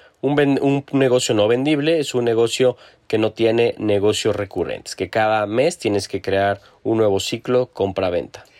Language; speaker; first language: Spanish; native; Spanish